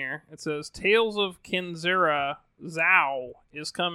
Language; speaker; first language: English; native; English